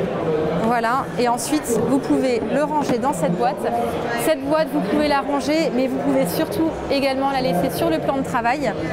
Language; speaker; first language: French; native; French